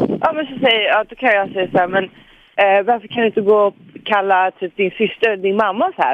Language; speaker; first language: Swedish; native; Swedish